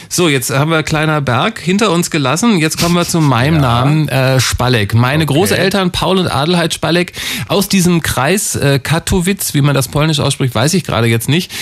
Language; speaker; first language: German; native; German